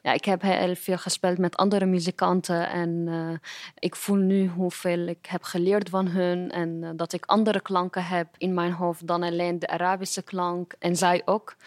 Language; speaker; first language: Dutch; non-native, fluent; Arabic